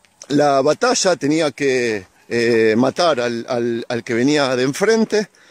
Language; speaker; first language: Spanish; native; Spanish